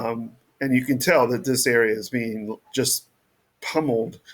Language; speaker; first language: English; native; English